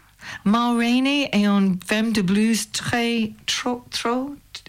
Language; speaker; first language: French; non-native, learner; English